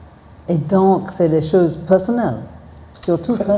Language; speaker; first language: French; non-native, fluent; English